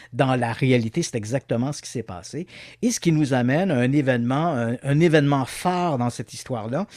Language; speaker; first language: French; native; French